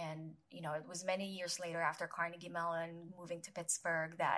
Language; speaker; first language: English; non-native, local second language; Filipino